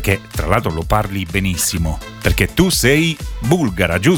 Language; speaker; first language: Italian; native; Italian